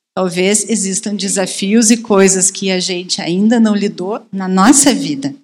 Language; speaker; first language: Portuguese; native; Portuguese